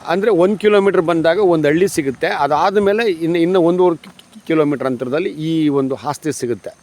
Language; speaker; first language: Kannada; native; Kannada